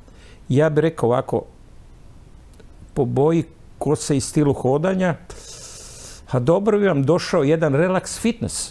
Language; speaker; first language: Croatian; native; Croatian